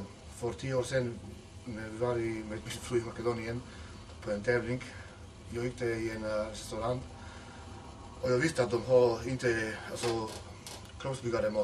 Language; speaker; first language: Swedish; non-native, fluent; Macedonian